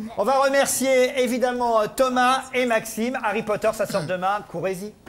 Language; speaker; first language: French; native; French